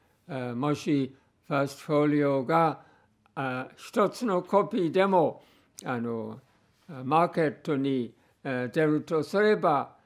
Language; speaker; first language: Japanese; non-native, fluent; English